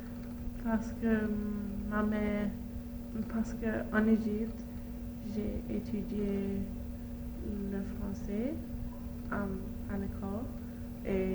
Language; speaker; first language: French; non-native, learner; Arabic